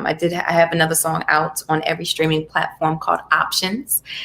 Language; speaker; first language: English; native; English